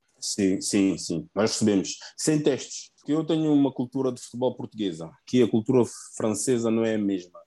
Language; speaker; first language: Portuguese; early bilingual, other home language; Upper Guinea Crioulo